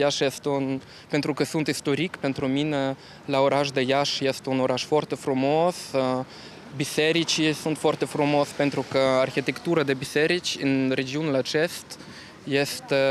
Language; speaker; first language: Romanian; non-native, learner; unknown